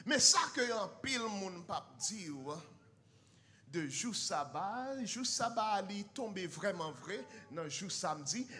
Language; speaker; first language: French; non-native, learner; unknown